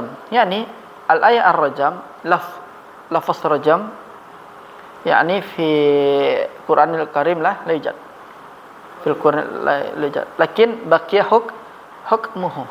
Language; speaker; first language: Arabic; non-native, fluent; Indonesian